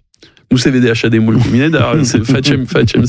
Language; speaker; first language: Romanian; non-native, learner; French